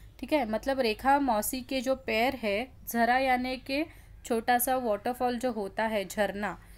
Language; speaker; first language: Hindi; non-native, local second language; Marathi